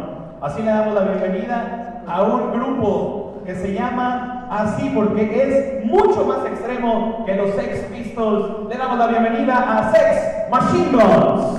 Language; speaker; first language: Spanish; native; Spanish